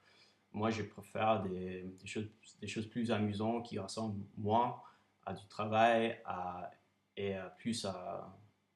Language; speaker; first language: French; non-native, fluent; English